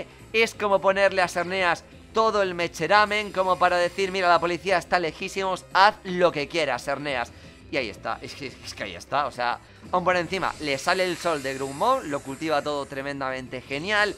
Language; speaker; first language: Spanish; native; Spanish